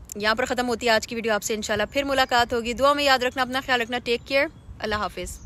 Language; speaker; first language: Urdu; native; Urdu